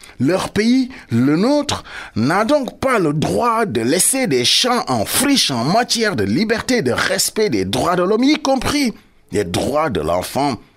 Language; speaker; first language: French; non-native, local second language; Wolof